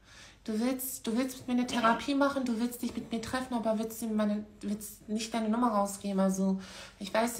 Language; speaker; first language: German; native; German